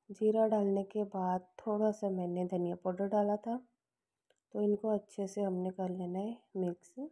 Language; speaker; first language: Hindi; non-native, local second language; Punjabi